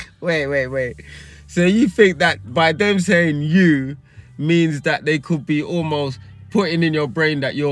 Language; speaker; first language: English; native; English